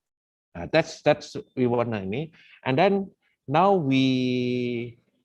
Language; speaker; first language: English; non-native, fluent; Indonesian